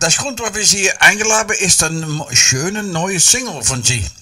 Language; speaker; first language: German; non-native, learner; Dutch